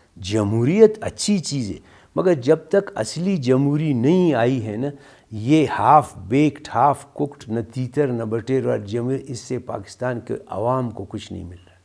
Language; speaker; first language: Urdu; non-native, local second language; Brahui